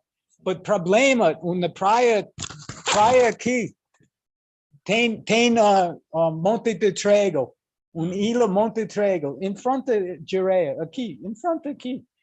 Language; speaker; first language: Portuguese; non-native, learner; English